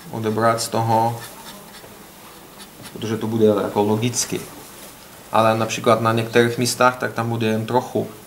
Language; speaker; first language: Czech; non-native, learner; Russian